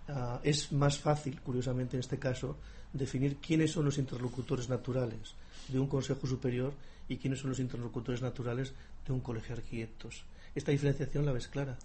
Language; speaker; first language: Spanish; native; Spanish